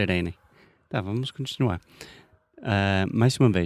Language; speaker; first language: Portuguese; non-native, fluent; English